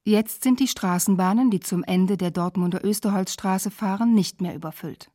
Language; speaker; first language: German; native; German